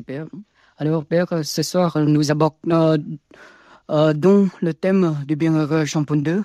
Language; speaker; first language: French; non-native, fluent; Vietnamese